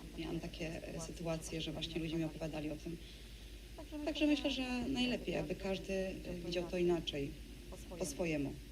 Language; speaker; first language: Polish; native; Polish